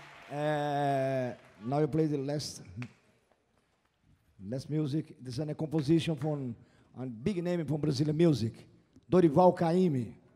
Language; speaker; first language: English; non-native, learner; Portuguese